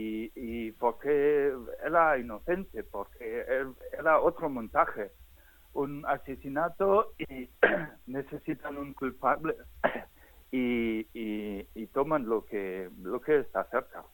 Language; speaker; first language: Spanish; non-native, fluent; German